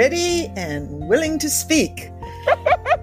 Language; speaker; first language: English; native; English